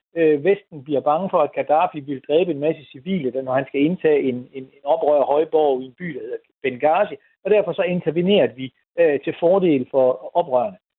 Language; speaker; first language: Danish; native; Danish